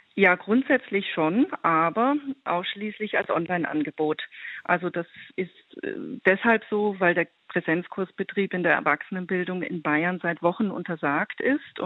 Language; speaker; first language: German; native; German